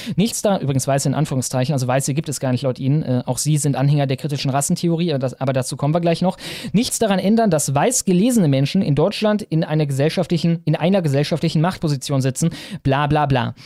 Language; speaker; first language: German; native; German